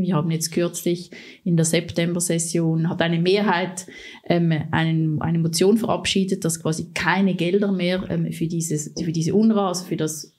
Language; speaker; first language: German; native; German